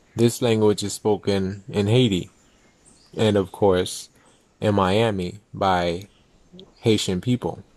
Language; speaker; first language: English; native; English